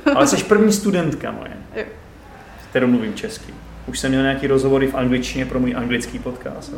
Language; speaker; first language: Czech; native; Czech